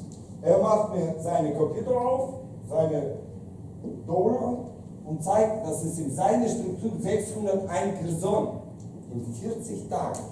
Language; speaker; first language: German; non-native, fluent; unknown